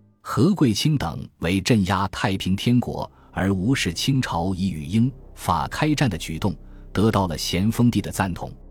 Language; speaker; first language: Chinese; native; Chinese